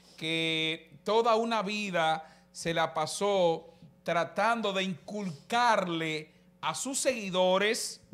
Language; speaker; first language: Spanish; native; Spanish